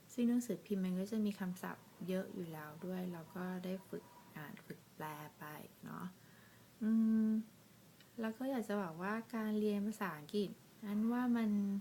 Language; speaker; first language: Thai; native; Thai